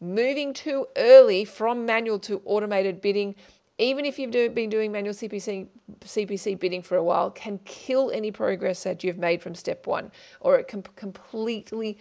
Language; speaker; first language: English; native; English